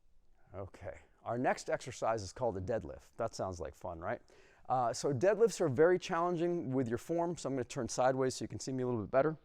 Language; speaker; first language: English; native; English